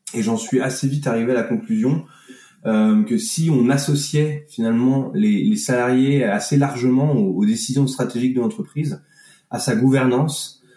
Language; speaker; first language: French; native; French